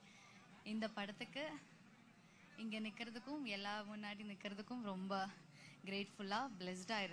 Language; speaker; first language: Tamil; non-native, learner; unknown